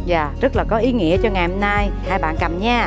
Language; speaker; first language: Vietnamese; native; Vietnamese